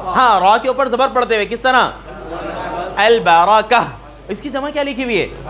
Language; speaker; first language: Urdu; native; Urdu